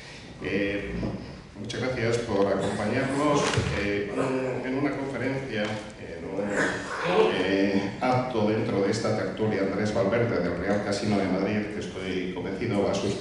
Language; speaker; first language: Spanish; native; Spanish